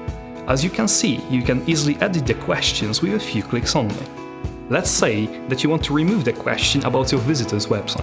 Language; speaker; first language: English; non-native, fluent; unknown